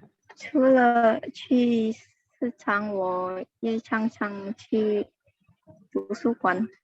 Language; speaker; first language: Chinese; non-native, learner; Indonesian